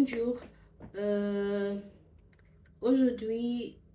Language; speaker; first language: French; non-native, learner; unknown